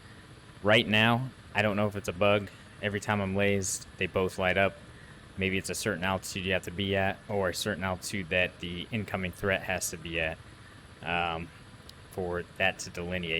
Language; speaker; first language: English; native; English